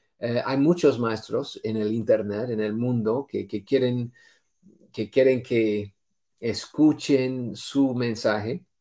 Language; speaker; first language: Spanish; non-native, fluent; English